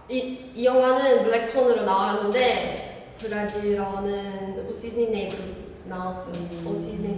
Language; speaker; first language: Korean; non-native, learner; Portuguese